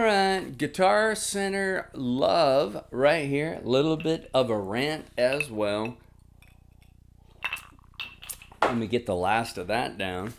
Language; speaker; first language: English; native; English